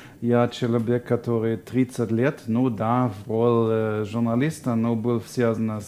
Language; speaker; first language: Russian; non-native, fluent; German